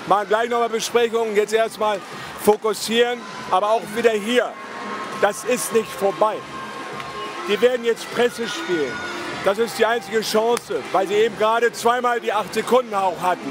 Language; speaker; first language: German; native; German